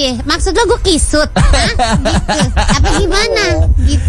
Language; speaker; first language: Indonesian; native; Indonesian